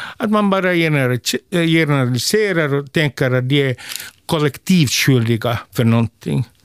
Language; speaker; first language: Swedish; non-native, local second language; Finnish